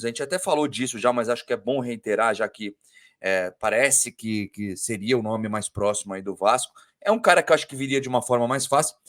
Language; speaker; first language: Portuguese; native; Portuguese